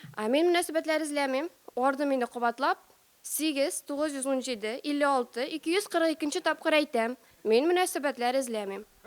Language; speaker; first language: Tatar; native; Tatar